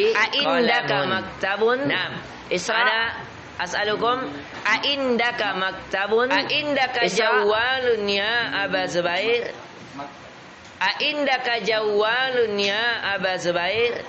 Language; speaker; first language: Arabic; non-native, fluent; Indonesian